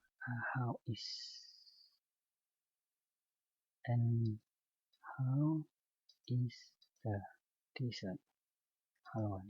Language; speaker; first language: English; non-native, fluent; Indonesian